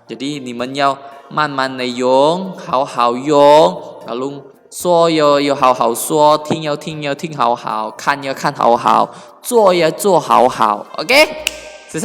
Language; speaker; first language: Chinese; non-native, fluent; Indonesian